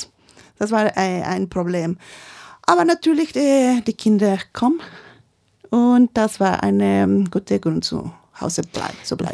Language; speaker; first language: German; non-native, learner; Spanish